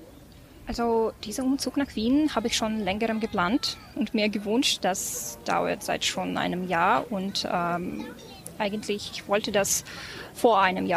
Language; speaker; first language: German; non-native, fluent; Ukrainian